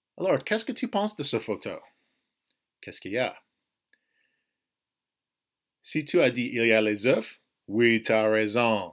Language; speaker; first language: French; non-native, fluent; English